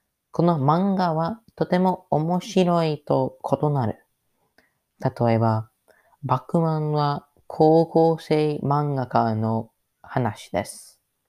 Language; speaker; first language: Japanese; non-native, learner; English